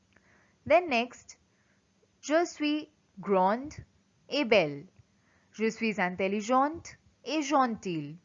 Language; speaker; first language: French; non-native, fluent; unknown